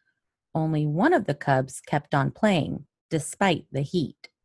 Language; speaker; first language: English; native; English